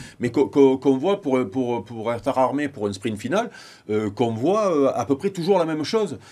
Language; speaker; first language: French; native; French